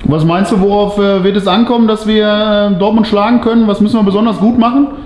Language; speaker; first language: German; native; German